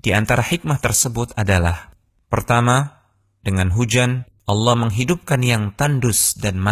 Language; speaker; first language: Indonesian; native; Indonesian